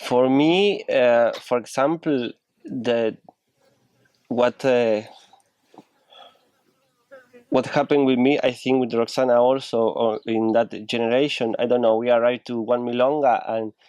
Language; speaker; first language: English; non-native, learner; Spanish